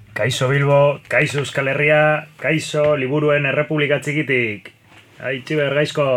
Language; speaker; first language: Basque; non-native, local second language; Spanish